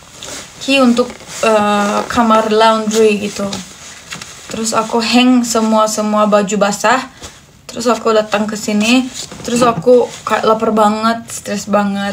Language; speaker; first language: Indonesian; non-native, fluent; Turkish